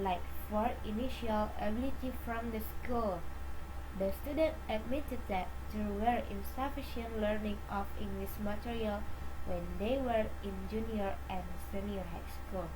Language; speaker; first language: English; non-native, learner; Indonesian